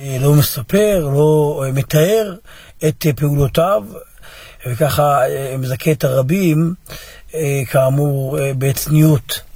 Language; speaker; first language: Hebrew; native; Hebrew